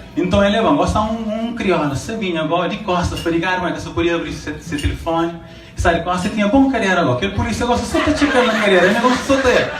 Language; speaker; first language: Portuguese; non-native, local second language; Kabuverdianu